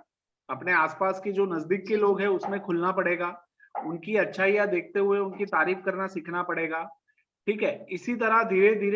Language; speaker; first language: Hindi; native; Hindi